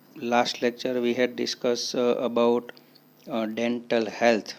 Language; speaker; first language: English; non-native, local second language; Gujarati